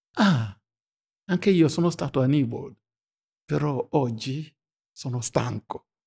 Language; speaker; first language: Italian; non-native, fluent; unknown